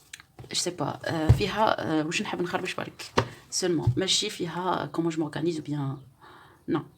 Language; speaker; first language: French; non-native, local second language; Arabic